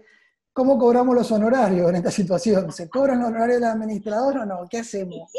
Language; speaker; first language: Spanish; native; Spanish